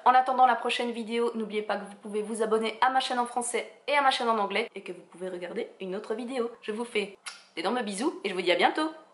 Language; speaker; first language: French; native; French